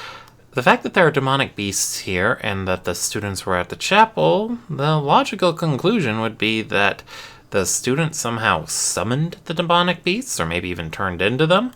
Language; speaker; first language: English; native; English